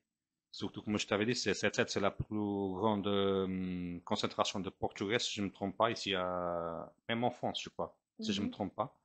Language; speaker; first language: French; non-native, fluent; Portuguese